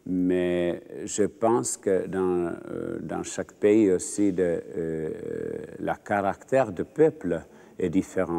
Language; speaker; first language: French; non-native, fluent; Finnish